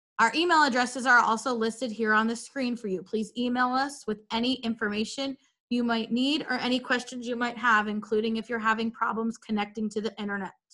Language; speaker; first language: English; native; English